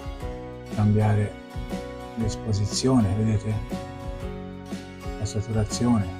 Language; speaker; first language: Italian; native; Italian